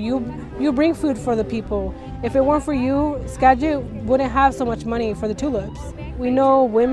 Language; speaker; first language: English; native; English